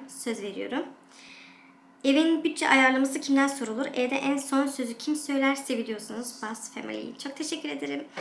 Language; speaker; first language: Turkish; early bilingual, heritage; Turkish